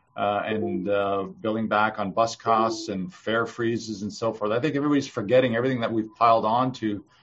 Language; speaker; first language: English; native; English